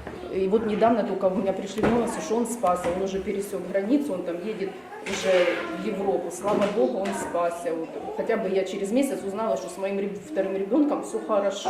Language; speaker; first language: Russian; native; Russian